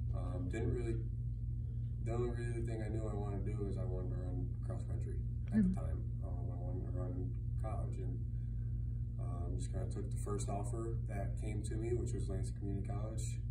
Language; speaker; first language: English; native; English